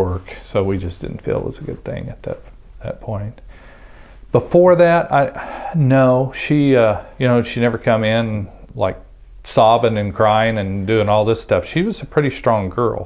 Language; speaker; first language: English; native; English